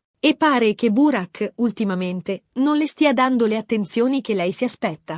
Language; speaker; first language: Italian; native; Italian